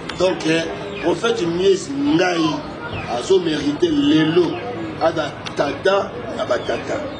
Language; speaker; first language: Lingala; non-native, fluent; Kongo